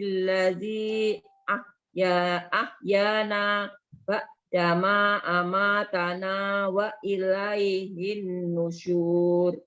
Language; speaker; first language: Arabic; non-native, learner; Indonesian